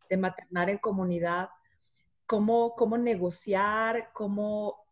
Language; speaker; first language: Spanish; native; Spanish